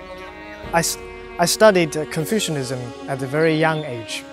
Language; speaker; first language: English; non-native, learner; Chinese